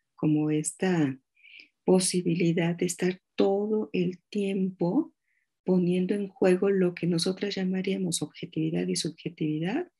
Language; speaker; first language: Spanish; native; Spanish